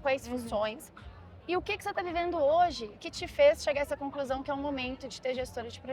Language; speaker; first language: Portuguese; native; Portuguese